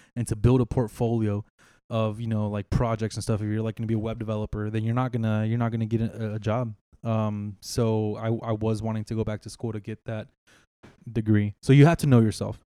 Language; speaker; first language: English; native; English